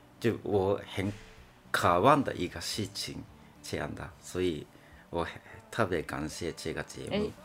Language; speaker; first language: Chinese; non-native, fluent; Japanese